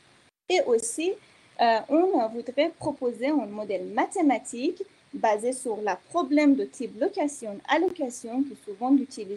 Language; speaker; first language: French; non-native, fluent; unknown